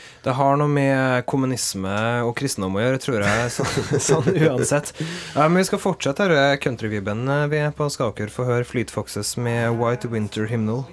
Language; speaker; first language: Norwegian; native; Norwegian